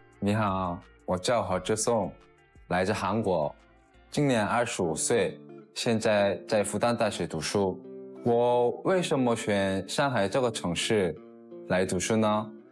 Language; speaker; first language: Chinese; non-native, fluent; Korean